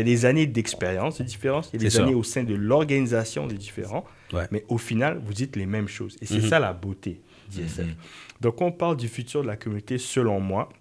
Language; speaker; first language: French; native; French